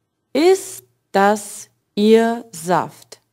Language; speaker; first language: German; non-native, fluent; English